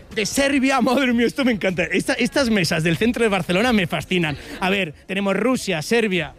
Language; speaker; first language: Spanish; native; Spanish